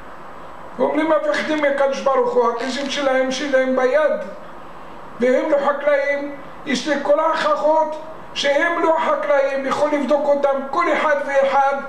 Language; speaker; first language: Hebrew; non-native, fluent; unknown